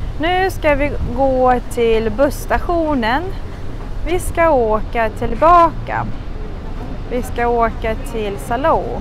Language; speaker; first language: Swedish; non-native, fluent; Russian